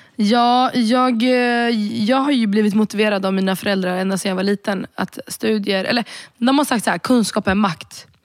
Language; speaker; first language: Swedish; early bilingual, other home language; Romany